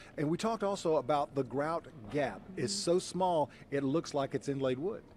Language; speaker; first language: English; native; English